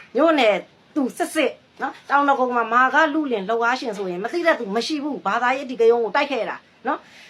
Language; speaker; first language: Burmese; native; Burmese